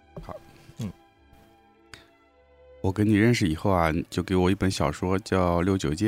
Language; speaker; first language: Chinese; native; Chinese